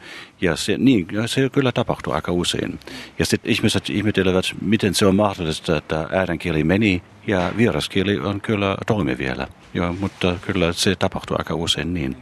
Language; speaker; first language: Finnish; non-native, fluent; German